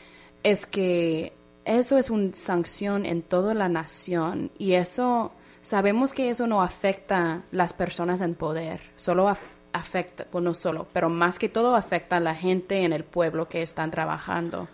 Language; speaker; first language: Spanish; non-native, fluent; English